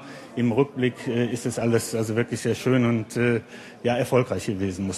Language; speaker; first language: German; native; German